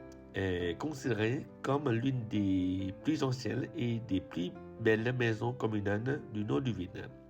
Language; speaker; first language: French; non-native, fluent; Vietnamese